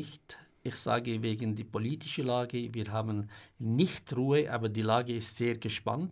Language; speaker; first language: German; non-native, fluent; Arabic